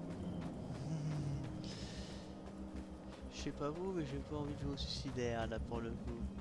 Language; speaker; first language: French; native; French